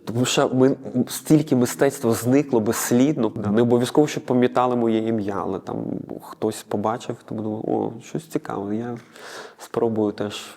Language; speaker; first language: Ukrainian; native; Ukrainian